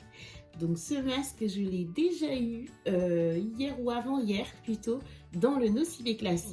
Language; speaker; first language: French; native; French